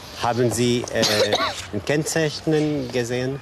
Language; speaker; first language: German; non-native, fluent; French